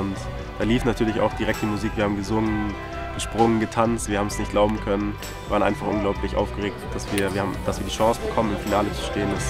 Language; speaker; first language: German; native; German